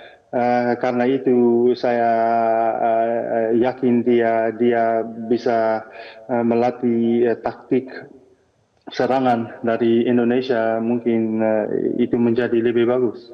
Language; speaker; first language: Indonesian; non-native, fluent; Dutch